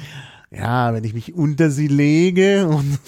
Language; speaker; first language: German; native; German